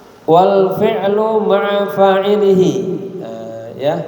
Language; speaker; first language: Arabic; non-native, fluent; Indonesian